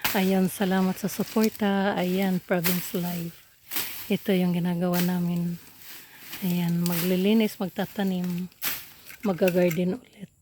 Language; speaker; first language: Filipino; native; Filipino